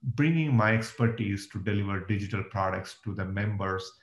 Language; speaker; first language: English; non-native, local second language; Tamil